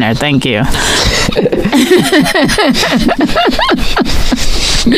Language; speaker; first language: English; non-native, local second language; Yoruba